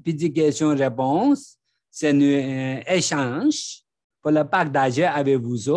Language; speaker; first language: French; non-native, learner; Tibetan